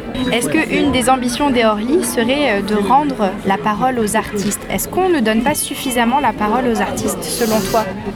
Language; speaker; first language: French; native; French